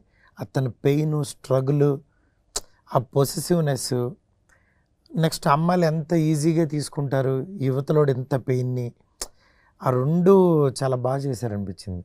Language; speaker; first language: Telugu; native; Telugu